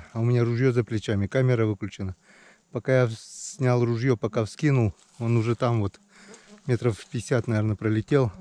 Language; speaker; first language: Russian; native; Russian